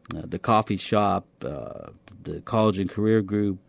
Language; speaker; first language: English; native; English